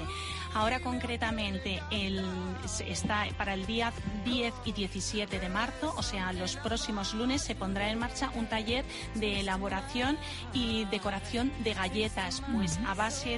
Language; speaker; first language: Spanish; native; Spanish